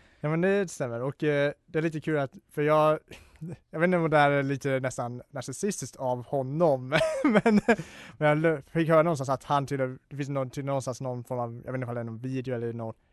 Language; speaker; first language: Swedish; native; Swedish